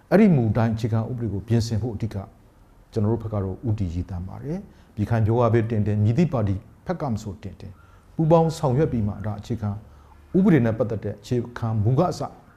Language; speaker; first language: Burmese; native; Burmese